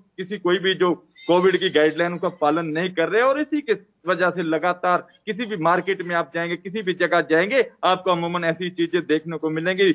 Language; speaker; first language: Hindi; native; Hindi